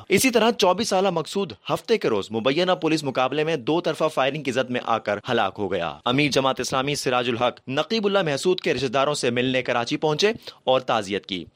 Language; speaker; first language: Urdu; native; Urdu